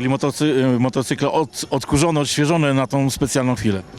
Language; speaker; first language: Polish; native; Polish